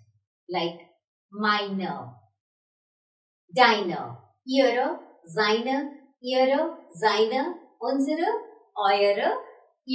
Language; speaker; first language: German; non-native, fluent; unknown